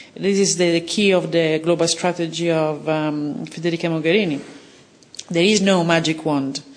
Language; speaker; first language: English; non-native, fluent; Italian